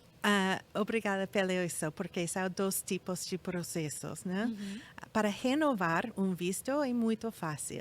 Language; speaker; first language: Portuguese; non-native, fluent; English